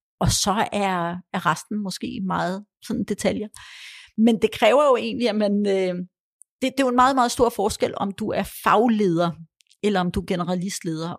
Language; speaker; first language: Danish; early bilingual, other home language; Polish